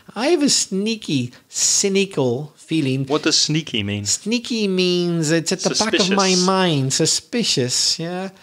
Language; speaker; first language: English; native; English